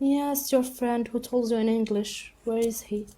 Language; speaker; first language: English; non-native, learner; Arabic